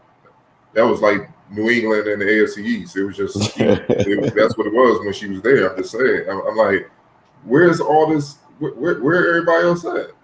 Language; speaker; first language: English; native; English